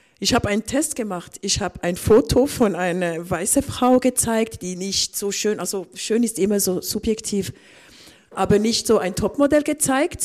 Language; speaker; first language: German; non-native, local second language; French